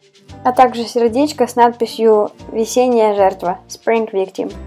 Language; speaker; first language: Russian; native; Russian